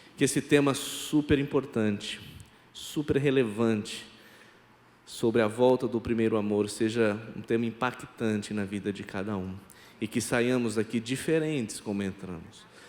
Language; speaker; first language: Portuguese; non-native, local second language; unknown